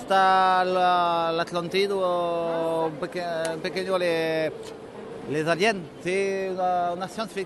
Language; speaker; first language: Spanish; non-native, learner; French